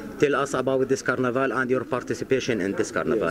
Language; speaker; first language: English; non-native, learner; Arabic